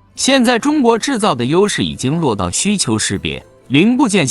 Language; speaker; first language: Chinese; native; Chinese